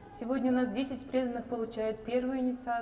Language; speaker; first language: Russian; native; Russian